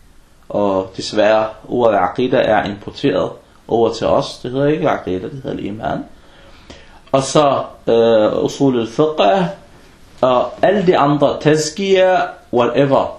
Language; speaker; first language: Danish; non-native, fluent; Arabic